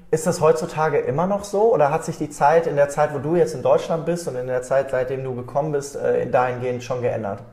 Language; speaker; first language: German; native; German